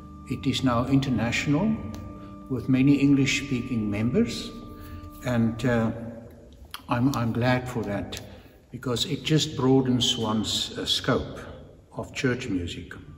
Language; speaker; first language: English; non-native, local second language; Afrikaans